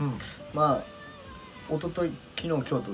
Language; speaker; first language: Japanese; native; Japanese